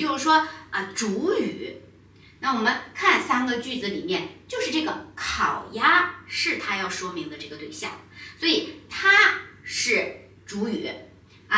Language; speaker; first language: Chinese; native; Chinese